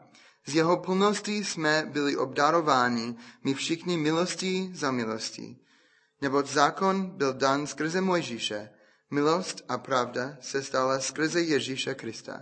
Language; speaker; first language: Czech; non-native, fluent; English